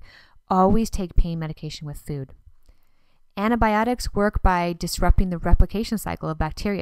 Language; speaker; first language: English; native; English